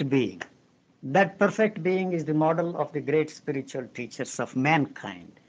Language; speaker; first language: English; non-native, local second language; Telugu